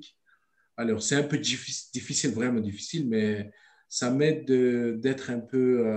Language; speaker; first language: French; non-native, learner; Turkish